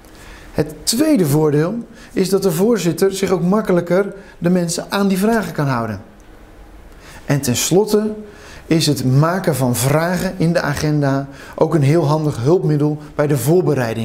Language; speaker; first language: Dutch; native; Dutch